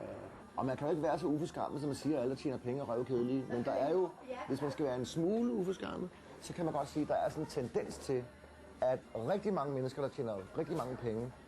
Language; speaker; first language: Danish; native; Danish